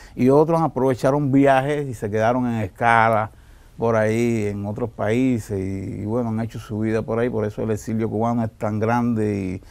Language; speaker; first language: Spanish; native; Spanish